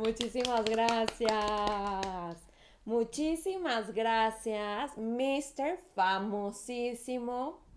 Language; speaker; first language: Spanish; native; Spanish